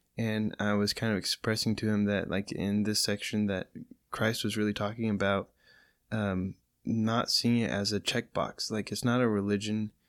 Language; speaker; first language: English; native; English